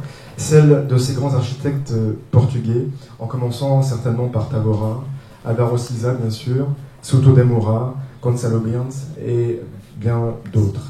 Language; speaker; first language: French; native; French